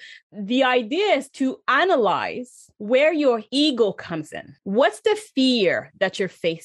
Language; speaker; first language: English; native; English